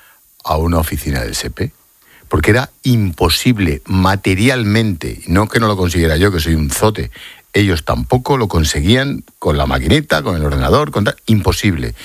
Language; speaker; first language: Spanish; native; Spanish